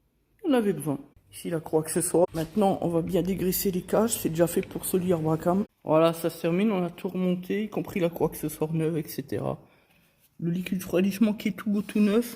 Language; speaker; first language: French; native; French